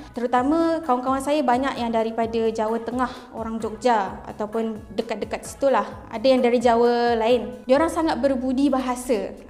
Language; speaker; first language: Malay; native; Malay